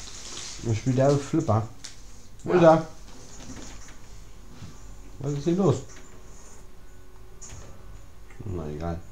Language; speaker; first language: German; native; German